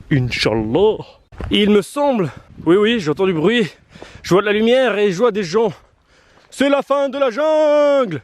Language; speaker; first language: French; native; French